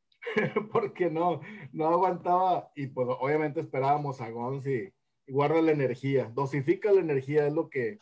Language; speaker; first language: Spanish; native; Spanish